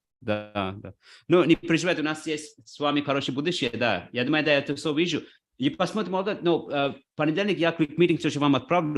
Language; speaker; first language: Russian; non-native, fluent; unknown